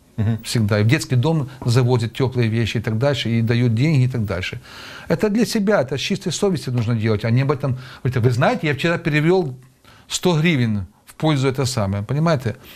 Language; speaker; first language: Russian; native; Russian